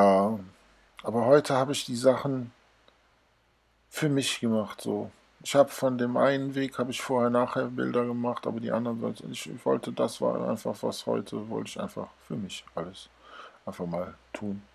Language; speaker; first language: German; native; German